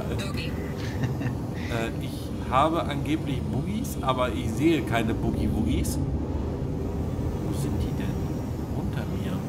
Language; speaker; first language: German; native; German